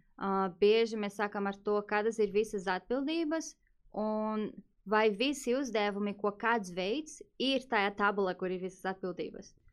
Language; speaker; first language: Latvian; non-native, fluent; Portuguese